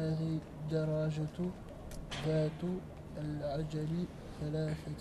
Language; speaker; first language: Arabic; non-native, learner; French